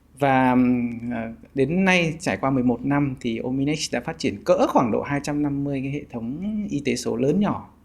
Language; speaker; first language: Vietnamese; native; Vietnamese